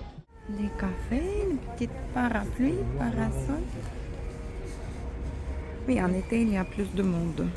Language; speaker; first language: French; non-native, fluent; Russian